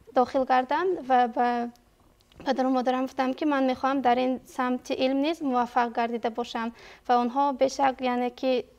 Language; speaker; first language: Tajik; native; Tajik